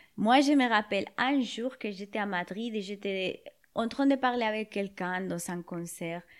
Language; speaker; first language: French; non-native, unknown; Spanish